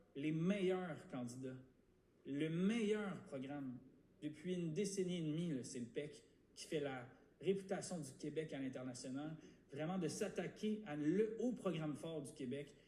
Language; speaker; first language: French; native; French